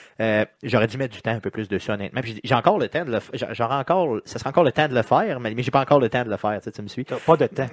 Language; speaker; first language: French; native; French